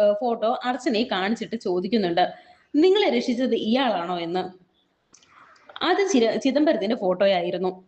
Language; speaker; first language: Malayalam; native; Malayalam